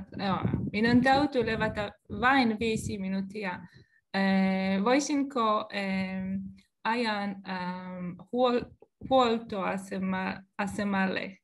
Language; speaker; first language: Finnish; non-native, learner; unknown